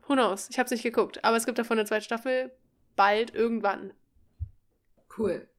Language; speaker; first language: German; native; German